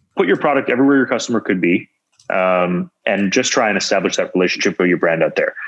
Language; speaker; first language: English; native; English